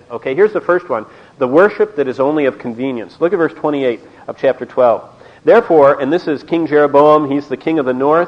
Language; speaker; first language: English; native; English